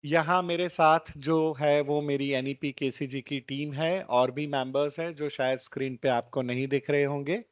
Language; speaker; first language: Hindi; non-native, local second language; Gujarati